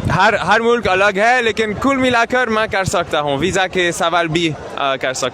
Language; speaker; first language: Hindi; non-native, learner; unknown